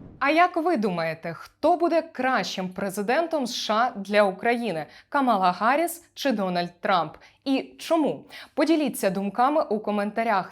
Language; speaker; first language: Ukrainian; native; Ukrainian